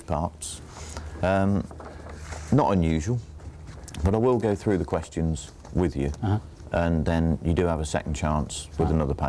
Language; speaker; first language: English; native; English